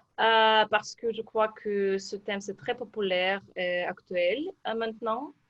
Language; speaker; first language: French; non-native, learner; Russian